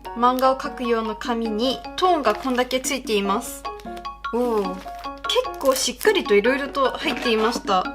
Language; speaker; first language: Japanese; early bilingual, heritage; Japanese